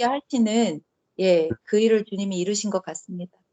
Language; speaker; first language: Korean; native; Korean